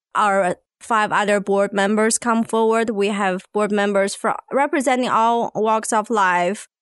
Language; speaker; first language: English; non-native, fluent; Chinese